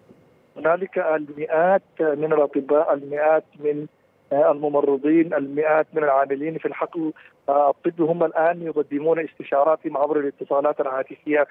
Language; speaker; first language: Arabic; native; Arabic